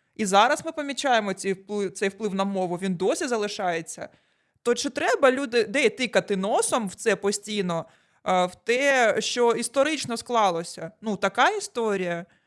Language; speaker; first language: Ukrainian; non-native, local second language; Russian